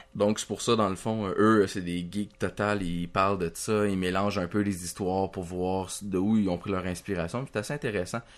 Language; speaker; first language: French; native; French